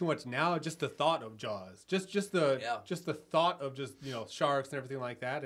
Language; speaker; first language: English; native; English